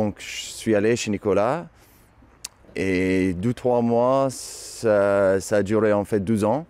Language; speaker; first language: French; non-native, fluent; English